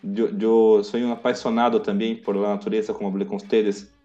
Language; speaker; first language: Spanish; non-native, learner; Portuguese